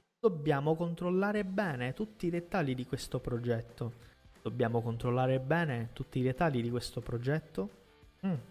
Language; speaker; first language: Italian; non-native, fluent; Portuguese